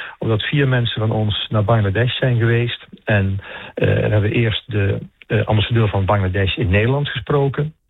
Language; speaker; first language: Dutch; native; Dutch